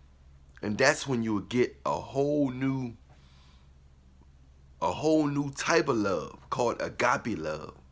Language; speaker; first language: English; native; English